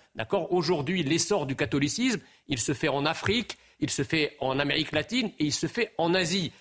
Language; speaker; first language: French; early bilingual, other home language; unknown